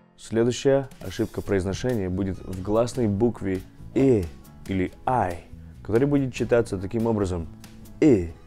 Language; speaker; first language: Russian; early bilingual, heritage; Russian